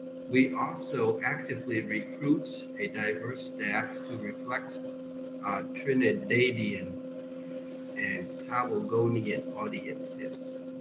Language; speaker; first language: English; non-native, fluent; Vietnamese